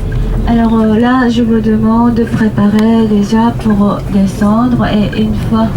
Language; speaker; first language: French; non-native, fluent; Japanese